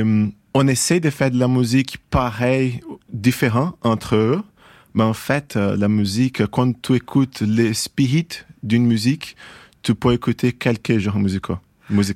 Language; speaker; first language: French; non-native, fluent; Portuguese